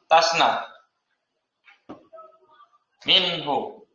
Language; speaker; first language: Arabic; non-native, fluent; Indonesian